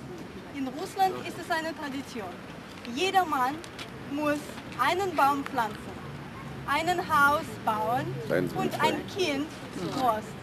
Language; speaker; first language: German; non-native, fluent; Russian